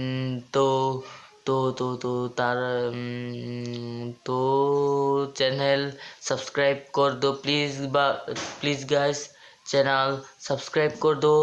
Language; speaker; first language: Hindi; non-native, learner; Bangla